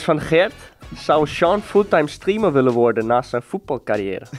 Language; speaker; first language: Dutch; non-native, fluent; Danish